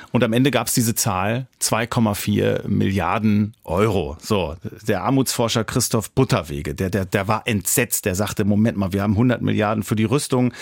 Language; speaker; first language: German; native; German